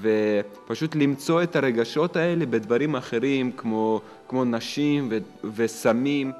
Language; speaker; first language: Hebrew; non-native, fluent; Russian